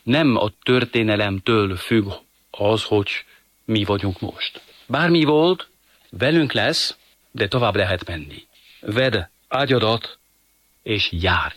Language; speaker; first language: Hungarian; non-native, fluent; French